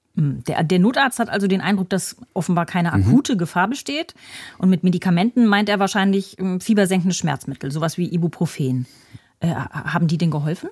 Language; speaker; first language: German; native; German